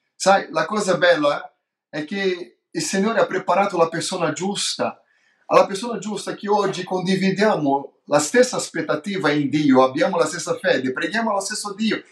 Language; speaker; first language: Italian; non-native, fluent; Portuguese